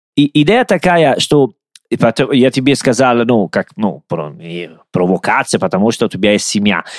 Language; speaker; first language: Russian; non-native, learner; Italian